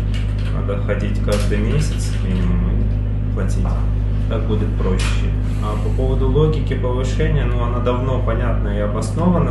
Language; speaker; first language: Russian; native; Russian